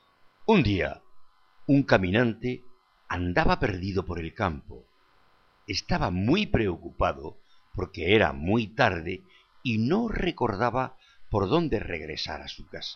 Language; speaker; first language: Spanish; native; Spanish